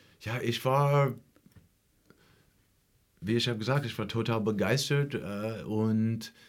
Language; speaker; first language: German; non-native, learner; English